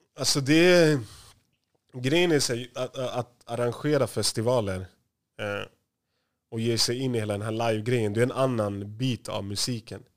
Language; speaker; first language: Swedish; native; Swedish